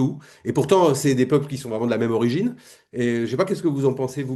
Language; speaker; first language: French; native; French